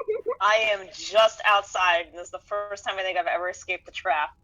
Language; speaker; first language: English; native; English